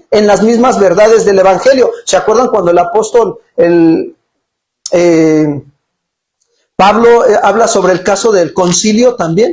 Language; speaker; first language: Spanish; native; Spanish